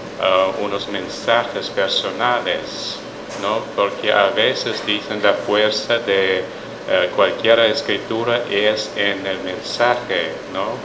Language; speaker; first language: Spanish; non-native, fluent; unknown